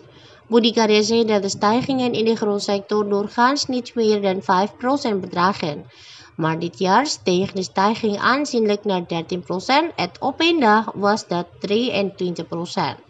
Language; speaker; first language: Dutch; non-native, fluent; Indonesian